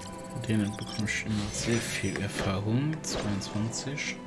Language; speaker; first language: German; non-native, local second language; Luxembourgish